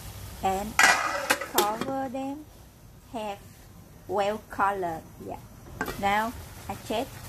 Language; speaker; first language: English; non-native, learner; Vietnamese